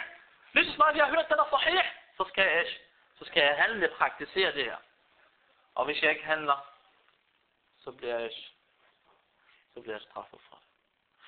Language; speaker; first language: Danish; early bilingual, other home language; Arabic